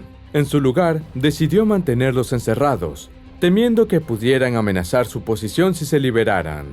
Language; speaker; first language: Spanish; native; Spanish